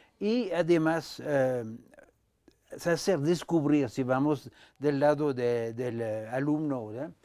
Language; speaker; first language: Spanish; non-native, fluent; French